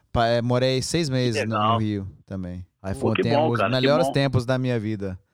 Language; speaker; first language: Portuguese; non-native, learner; English